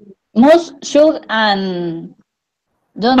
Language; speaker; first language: English; non-native, learner; Spanish